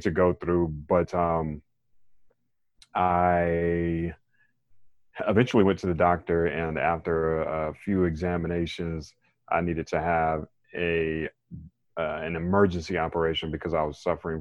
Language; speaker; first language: English; native; English